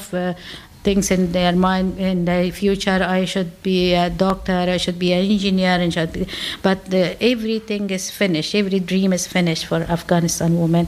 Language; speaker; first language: English; non-native, learner; Persian